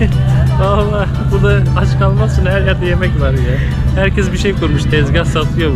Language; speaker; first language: Turkish; native; Turkish